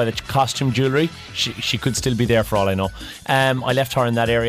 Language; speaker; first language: English; native; English